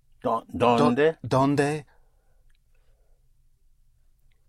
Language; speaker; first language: Spanish; non-native, learner; English